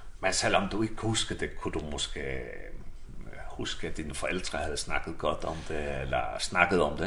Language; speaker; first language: Danish; non-native, local second language; Faroese